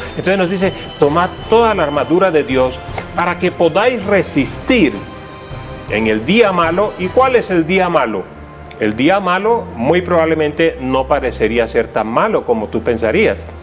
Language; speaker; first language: Spanish; native; Spanish